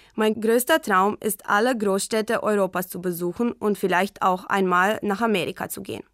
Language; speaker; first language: German; non-native, fluent; Croatian